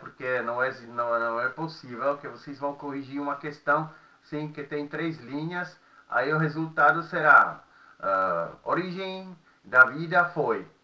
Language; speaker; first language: Portuguese; non-native, fluent; Czech